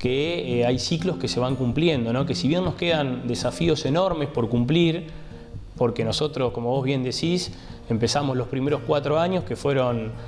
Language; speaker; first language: Spanish; native; Spanish